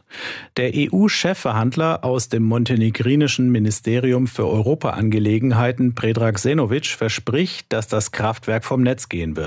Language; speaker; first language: German; native; German